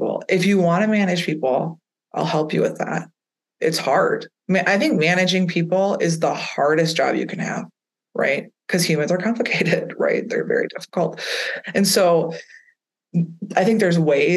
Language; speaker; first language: English; native; English